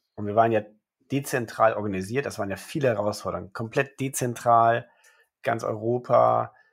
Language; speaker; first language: German; native; German